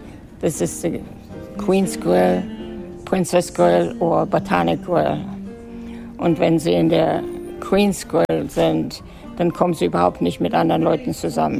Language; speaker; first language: German; native; German